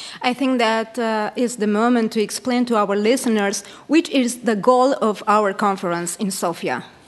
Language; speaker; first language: English; non-native, fluent; Romanian